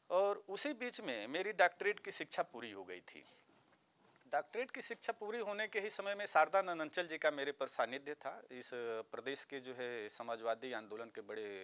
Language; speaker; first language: Hindi; native; Hindi